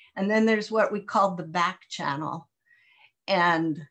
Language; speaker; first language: English; native; English